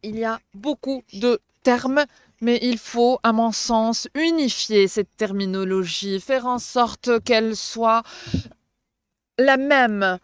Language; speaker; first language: French; non-native, local second language; Arabic